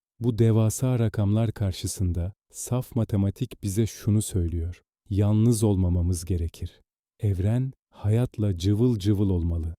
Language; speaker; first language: Turkish; native; Turkish